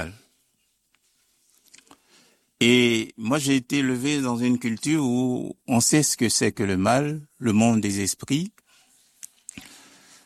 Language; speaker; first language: French; non-native, local second language; Baoulé